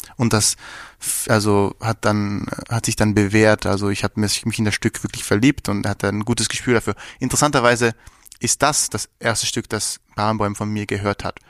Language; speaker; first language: German; early bilingual, other home language; Persian